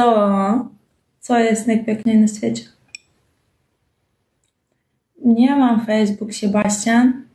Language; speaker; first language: Polish; non-native, learner; Ukrainian